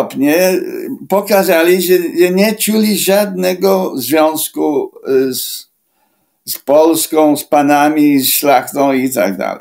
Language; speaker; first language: Polish; non-native, fluent; English